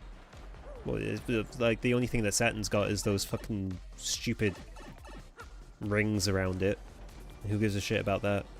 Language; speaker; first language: English; native; English